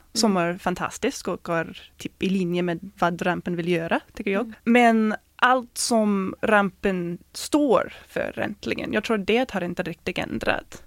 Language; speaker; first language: Swedish; non-native, fluent; English